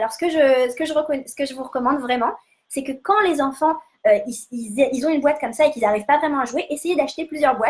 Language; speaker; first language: French; native; French